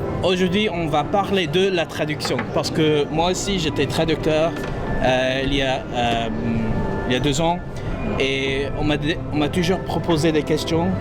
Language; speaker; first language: French; non-native, fluent; English